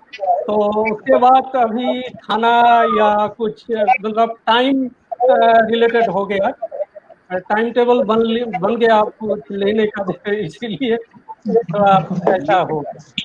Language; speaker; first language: Hindi; non-native, local second language; Bangla